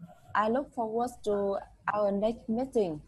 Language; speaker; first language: English; non-native, learner; Vietnamese